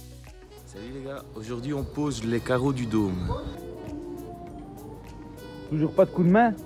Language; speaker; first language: French; native; French